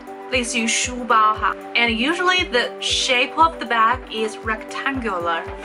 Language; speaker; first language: English; non-native, fluent; Chinese